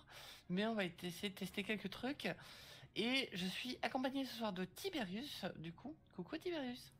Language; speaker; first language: French; native; French